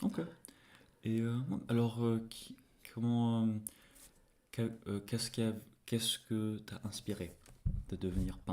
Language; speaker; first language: French; non-native, fluent; English